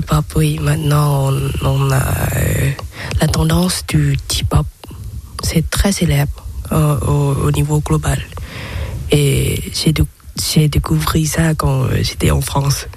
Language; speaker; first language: French; non-native, learner; Thai